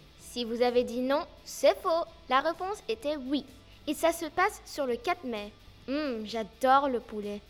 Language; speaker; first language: French; early bilingual, heritage; French